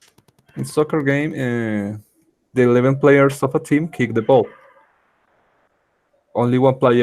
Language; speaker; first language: English; non-native, learner; Spanish